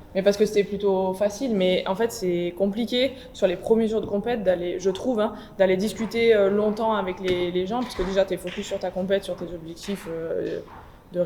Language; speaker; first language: French; native; French